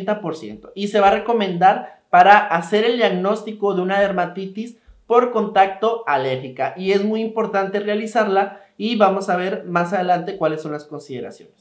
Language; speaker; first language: Spanish; native; Spanish